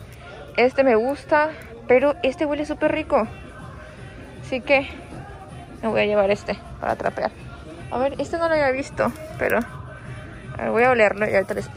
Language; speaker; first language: Spanish; native; Spanish